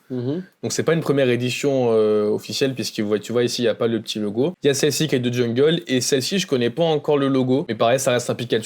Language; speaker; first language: French; native; French